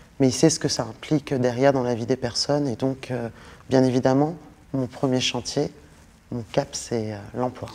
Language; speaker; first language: French; native; French